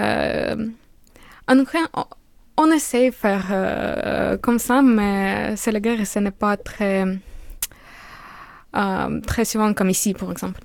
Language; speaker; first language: French; non-native, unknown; Ukrainian